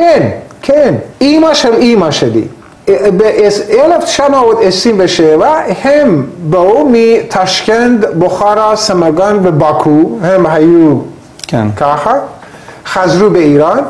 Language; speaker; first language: Hebrew; non-native, learner; Persian